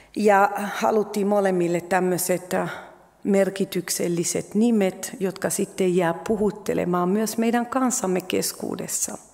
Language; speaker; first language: Finnish; non-native, fluent; French